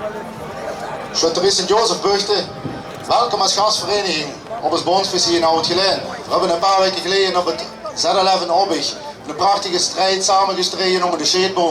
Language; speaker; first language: Dutch; native; Dutch